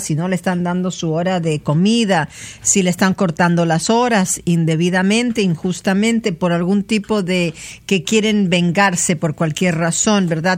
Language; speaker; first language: Spanish; native; Spanish